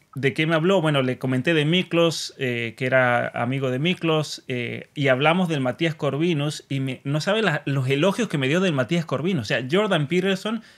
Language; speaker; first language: Spanish; native; Spanish